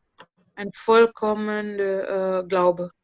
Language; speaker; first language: German; non-native, fluent; Indonesian